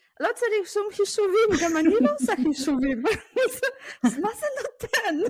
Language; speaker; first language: Hebrew; non-native, fluent; Polish